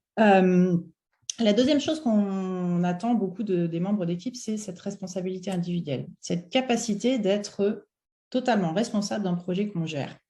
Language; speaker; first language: French; native; French